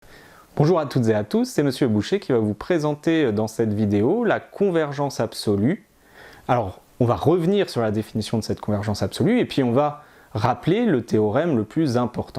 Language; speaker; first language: French; native; French